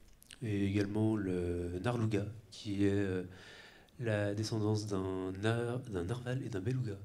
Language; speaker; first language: French; native; French